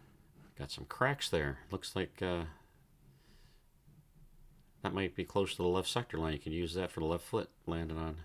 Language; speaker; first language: English; native; English